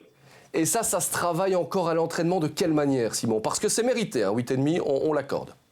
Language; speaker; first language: French; native; French